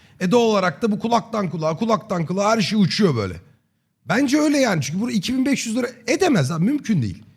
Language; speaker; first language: Turkish; native; Turkish